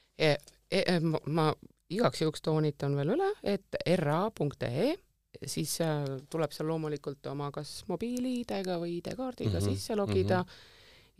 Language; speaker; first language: Estonian; native; Estonian